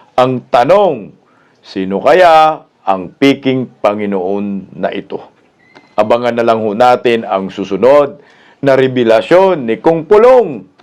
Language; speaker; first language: Filipino; native; Filipino